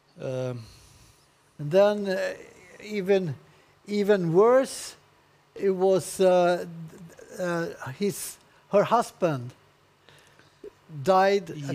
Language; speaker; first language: English; non-native, learner; Swedish